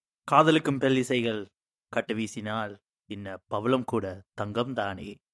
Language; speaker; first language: Tamil; early bilingual, heritage; Tamil